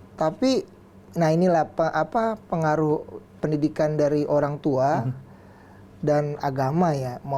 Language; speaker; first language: Indonesian; native; Indonesian